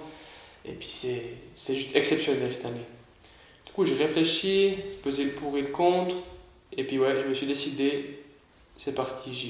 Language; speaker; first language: French; native; French